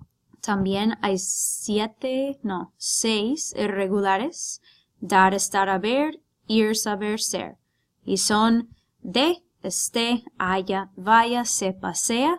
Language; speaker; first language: Spanish; non-native, fluent; English